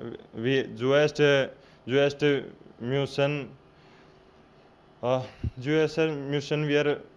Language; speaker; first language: German; non-native, learner; Hindi